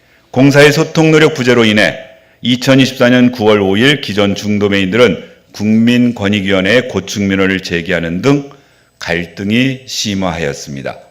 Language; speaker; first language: Korean; native; Korean